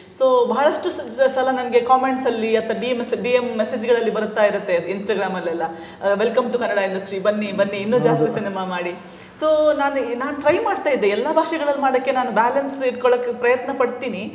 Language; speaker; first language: Kannada; non-native, local second language; Konkani